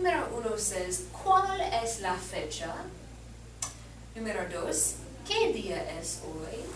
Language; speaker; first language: Spanish; non-native, learner; English